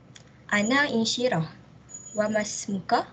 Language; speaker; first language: Arabic; non-native, learner; Malay